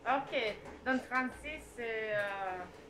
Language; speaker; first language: French; non-native, learner; English